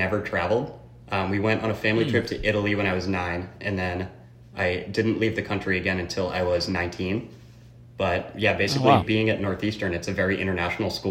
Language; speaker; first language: English; native; English